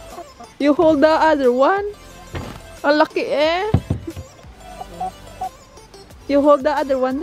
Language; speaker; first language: English; non-native, learner; Filipino